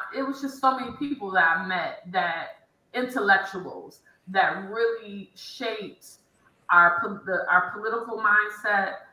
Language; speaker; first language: English; native; English